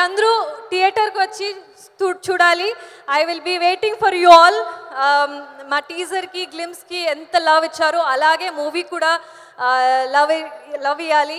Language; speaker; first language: Telugu; non-native, learner; Kannada